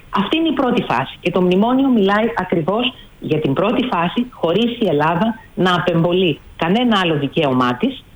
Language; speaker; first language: Greek; native; Greek